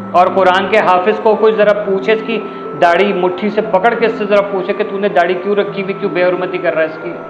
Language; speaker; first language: Urdu; native; Urdu